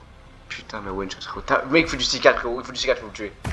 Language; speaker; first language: French; native; French